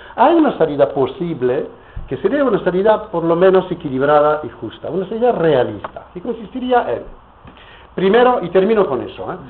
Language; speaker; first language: Spanish; non-native, fluent; French